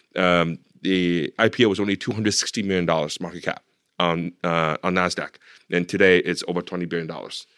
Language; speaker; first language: English; non-native, fluent; Chinese